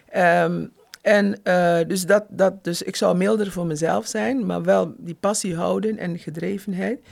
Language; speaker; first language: Dutch; native; Dutch